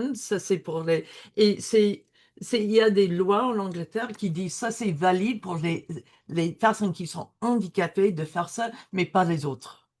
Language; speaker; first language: French; non-native, learner; English